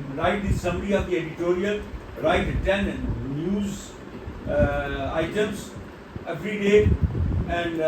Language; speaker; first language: English; non-native, local second language; Urdu